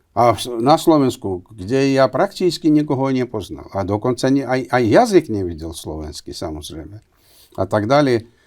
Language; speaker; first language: Slovak; non-native, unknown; Georgian